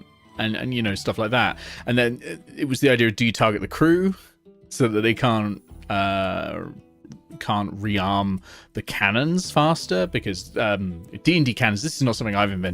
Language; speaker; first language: English; native; English